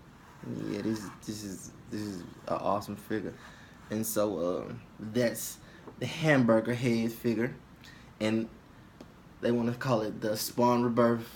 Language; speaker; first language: English; native; English